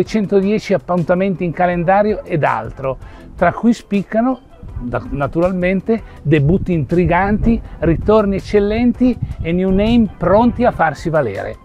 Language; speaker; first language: Italian; native; Italian